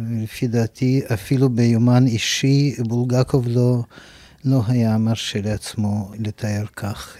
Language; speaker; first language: Hebrew; non-native, fluent; Russian